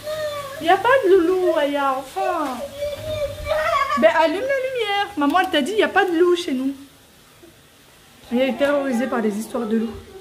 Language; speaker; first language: French; native; French